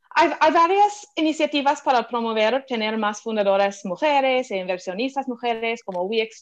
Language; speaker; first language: Spanish; non-native, fluent; English